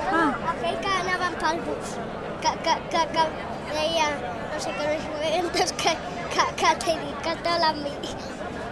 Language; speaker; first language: Spanish; non-native, local second language; Catalan